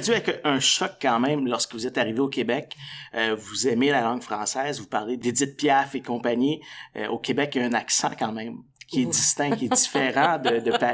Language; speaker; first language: French; native; French